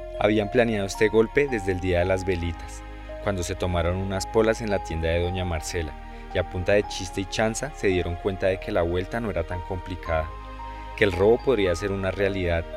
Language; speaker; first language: Spanish; native; Spanish